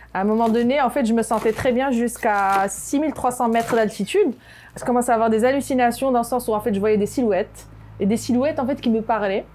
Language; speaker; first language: French; non-native, local second language; Arabic